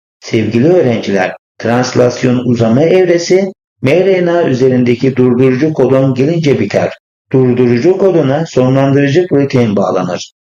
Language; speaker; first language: Turkish; native; Turkish